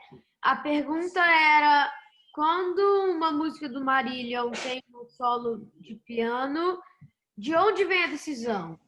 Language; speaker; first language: Portuguese; early bilingual, heritage; Portuguese